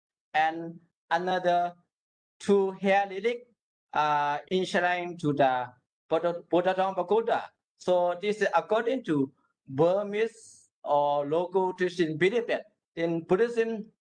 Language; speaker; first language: English; non-native, learner; Burmese